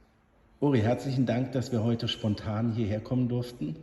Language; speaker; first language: German; native; German